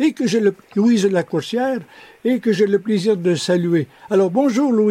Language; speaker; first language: French; native; French